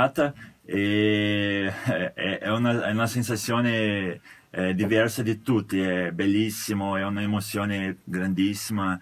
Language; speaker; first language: Italian; non-native, fluent; Portuguese